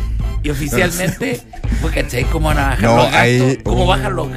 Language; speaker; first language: Spanish; native; Spanish